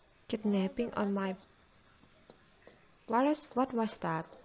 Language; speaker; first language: English; non-native, learner; Indonesian